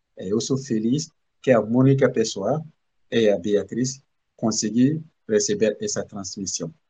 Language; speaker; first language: Portuguese; non-native, learner; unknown